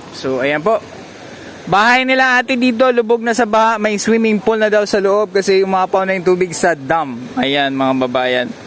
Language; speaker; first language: Filipino; non-native, local second language; Hiligaynon